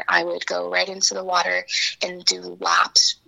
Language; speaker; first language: English; early bilingual, other home language; Chinese